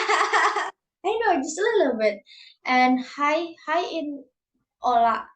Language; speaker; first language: English; non-native, learner; Indonesian